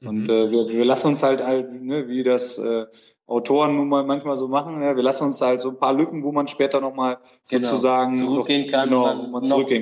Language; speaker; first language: German; native; German